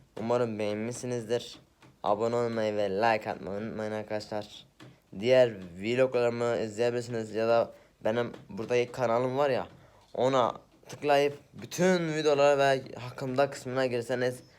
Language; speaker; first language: Turkish; native; Turkish